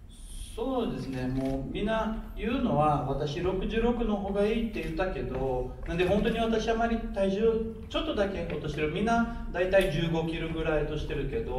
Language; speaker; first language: Japanese; non-native, learner; Portuguese